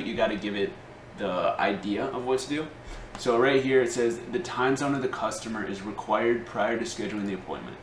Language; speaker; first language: English; native; English